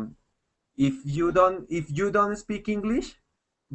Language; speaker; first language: English; non-native, learner; Spanish